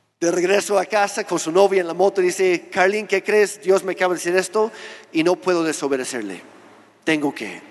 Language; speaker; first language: Spanish; non-native, fluent; English